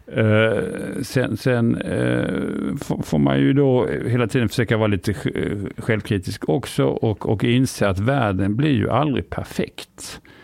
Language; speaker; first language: Swedish; native; Swedish